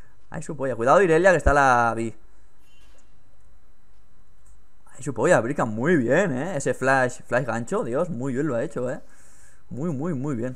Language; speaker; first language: Spanish; native; Spanish